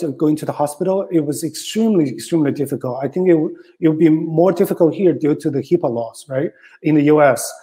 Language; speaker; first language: English; non-native, fluent; Chinese